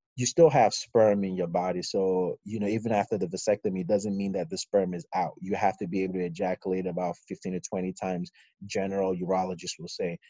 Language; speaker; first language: English; non-native, local second language; Yoruba